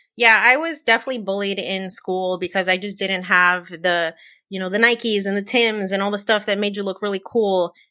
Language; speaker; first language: English; early bilingual, other home language; Spanish